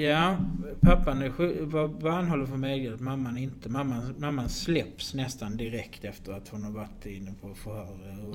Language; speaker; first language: Swedish; native; Swedish